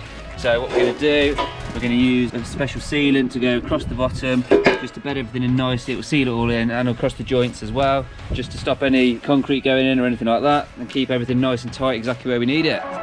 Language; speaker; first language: English; native; English